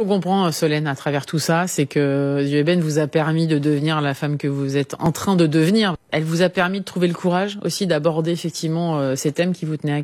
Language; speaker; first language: French; native; French